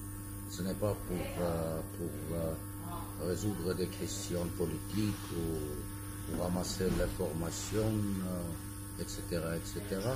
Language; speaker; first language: French; non-native, fluent; Armenian